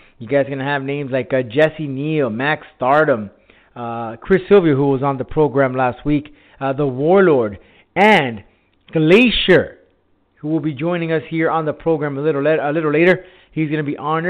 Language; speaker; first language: English; early bilingual, other home language; Spanish